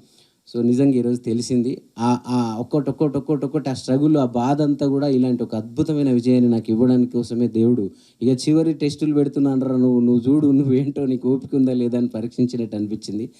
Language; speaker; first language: Telugu; native; Telugu